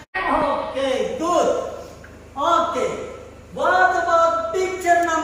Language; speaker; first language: English; non-native, fluent; Indonesian